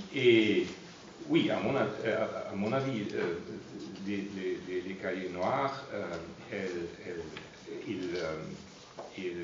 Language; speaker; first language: French; non-native, fluent; German